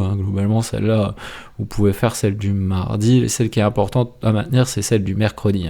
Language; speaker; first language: French; native; French